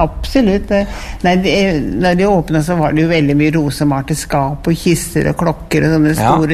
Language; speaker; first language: Norwegian; native; Norwegian